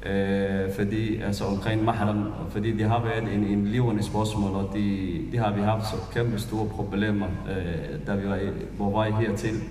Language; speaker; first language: Danish; non-native, fluent; Somali